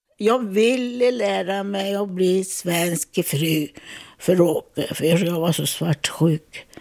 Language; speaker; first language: Swedish; non-native, fluent; Italian